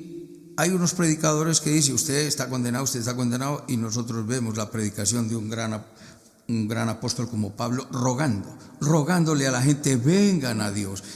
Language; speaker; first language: Spanish; native; Spanish